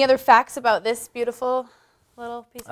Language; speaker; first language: English; native; English